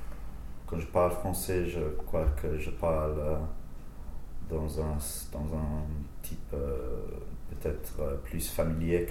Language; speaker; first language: French; non-native, fluent; English